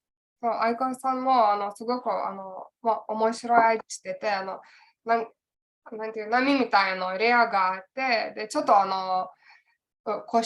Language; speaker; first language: Japanese; non-native, learner; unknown